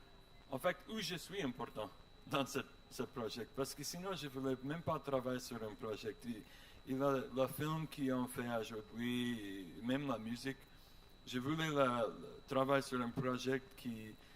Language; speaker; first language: French; non-native, learner; English